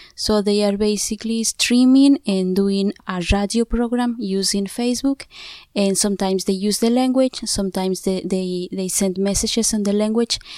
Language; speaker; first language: English; non-native, fluent; Zapotec